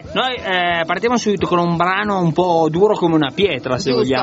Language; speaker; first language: Italian; native; Italian